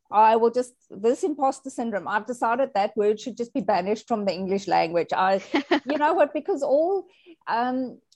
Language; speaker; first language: English; native; English